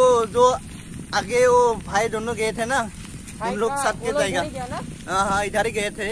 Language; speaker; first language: Hindi; non-native, local second language; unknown